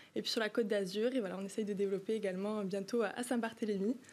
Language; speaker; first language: French; native; French